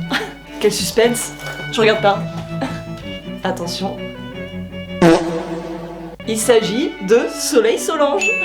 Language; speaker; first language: French; native; French